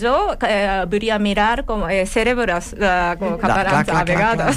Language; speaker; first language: Catalan; non-native, learner; Japanese